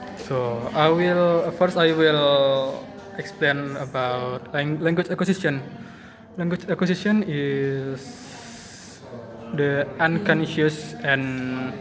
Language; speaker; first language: English; non-native, learner; Indonesian